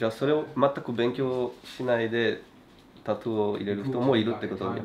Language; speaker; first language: Japanese; non-native, learner; French